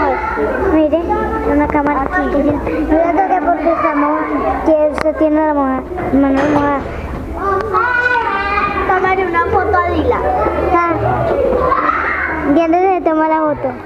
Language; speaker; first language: Spanish; native; Spanish